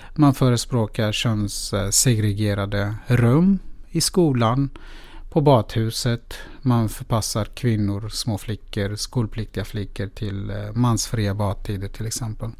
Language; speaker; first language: Swedish; non-native, fluent; Persian